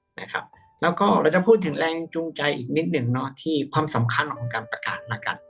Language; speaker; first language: Thai; native; Thai